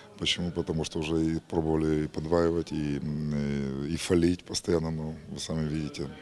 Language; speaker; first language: Russian; native; Russian